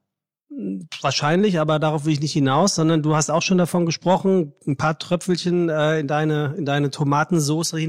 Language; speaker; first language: German; native; German